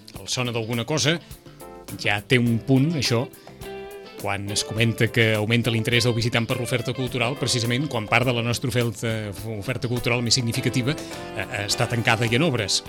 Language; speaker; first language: Catalan; native; Catalan